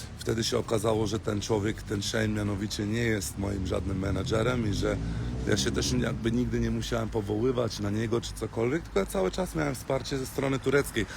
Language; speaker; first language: Polish; early bilingual, heritage; Polish